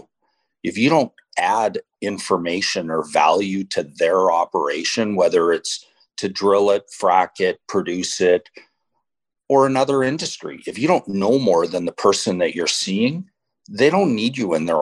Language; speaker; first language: English; native; English